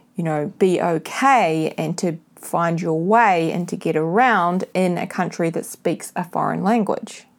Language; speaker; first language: English; native; English